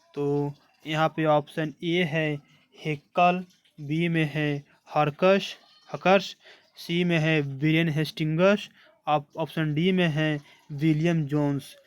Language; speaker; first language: Hindi; native; Hindi